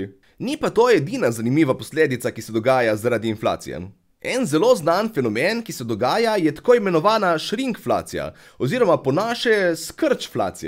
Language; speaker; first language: Slovenian; native; Slovenian